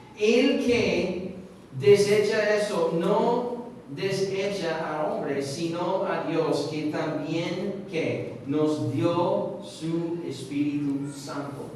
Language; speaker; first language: Spanish; non-native, fluent; English